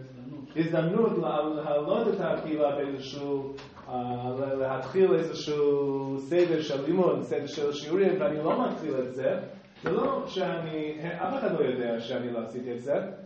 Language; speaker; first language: Hebrew; non-native, fluent; English